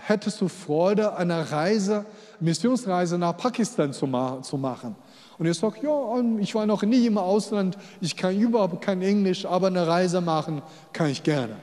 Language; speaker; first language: German; non-native, fluent; Chinese